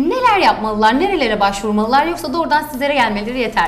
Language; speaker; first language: Turkish; native; Turkish